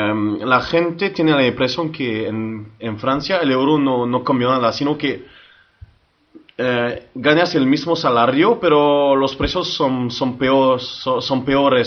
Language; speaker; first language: Spanish; early bilingual, heritage; French